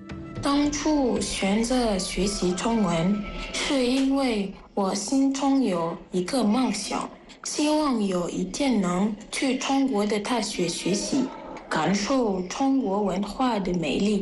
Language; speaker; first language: Chinese; non-native, learner; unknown